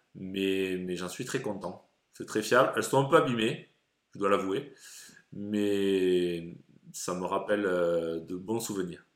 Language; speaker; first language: French; native; French